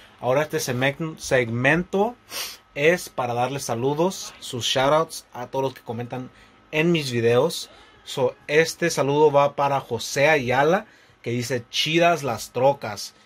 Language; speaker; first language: Spanish; early bilingual, heritage; Spanish